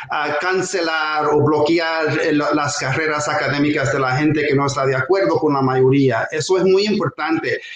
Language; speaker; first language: Spanish; non-native, fluent; English